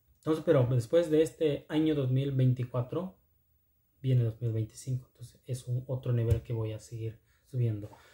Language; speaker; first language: Spanish; non-native, local second language; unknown